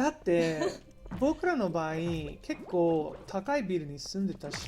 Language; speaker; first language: Japanese; non-native, fluent; English